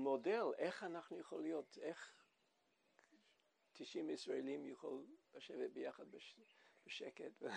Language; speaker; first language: Hebrew; non-native, fluent; English